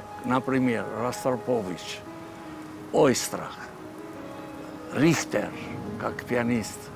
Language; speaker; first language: Russian; non-native, fluent; Albanian